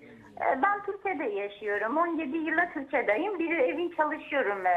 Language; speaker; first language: Turkish; non-native, learner; Armenian